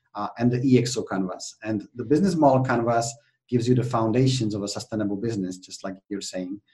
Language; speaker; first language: English; non-native, fluent; Czech